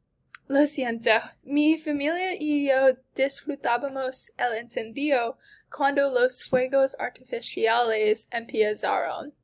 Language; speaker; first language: Spanish; non-native, learner; English